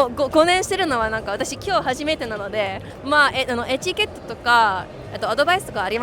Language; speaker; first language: Japanese; non-native, learner; English